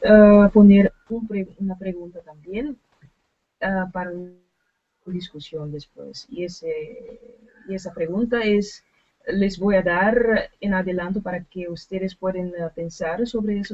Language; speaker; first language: Spanish; non-native, learner; Dutch